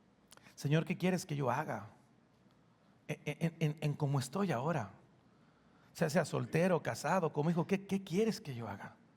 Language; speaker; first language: Spanish; native; Spanish